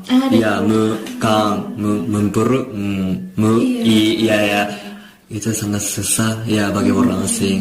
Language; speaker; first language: Indonesian; non-native, learner; Japanese